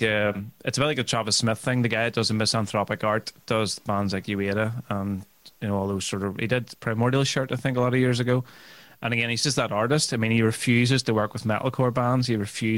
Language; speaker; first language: English; native; English